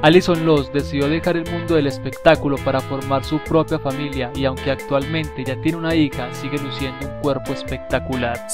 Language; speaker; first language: Spanish; native; Spanish